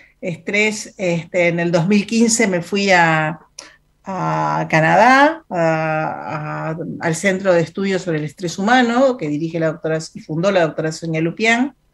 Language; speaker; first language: Spanish; native; Spanish